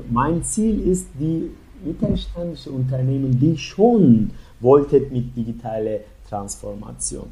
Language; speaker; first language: German; non-native, learner; Turkish